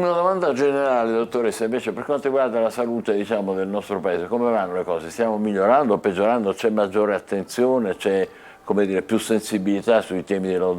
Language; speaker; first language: Italian; native; Italian